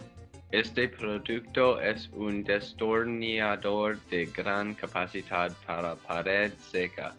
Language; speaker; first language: Spanish; non-native, learner; English